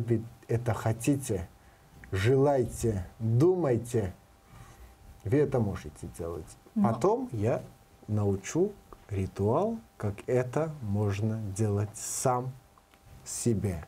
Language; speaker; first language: Russian; non-native, learner; Georgian